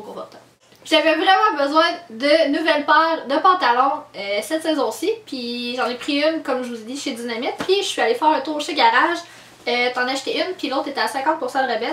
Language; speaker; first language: French; native; French